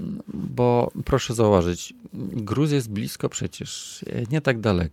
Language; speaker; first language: Polish; non-native, fluent; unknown